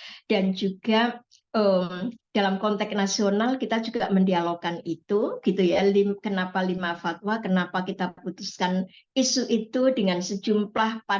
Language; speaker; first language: Indonesian; native; Indonesian